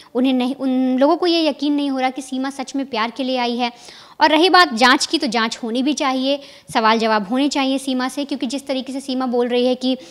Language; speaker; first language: Hindi; native; Hindi